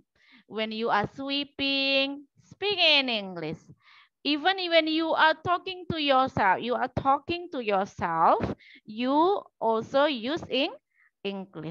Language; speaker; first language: English; non-native, learner; Indonesian